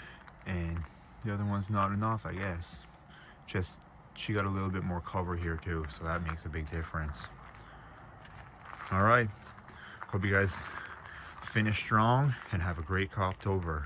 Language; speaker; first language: English; native; English